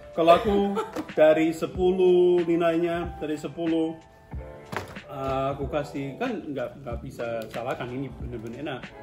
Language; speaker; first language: Indonesian; non-native, fluent; English